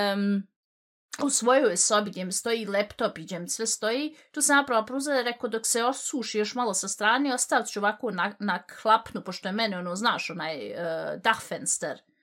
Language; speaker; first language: Bosnian; early bilingual, heritage; Bosnian